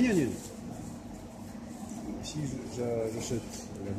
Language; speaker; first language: French; non-native, fluent; Russian